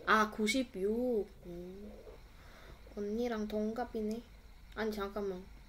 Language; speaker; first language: Korean; non-native, fluent; Indonesian